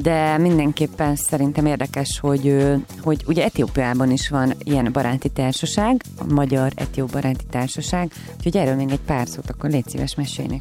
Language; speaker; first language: Hungarian; native; Hungarian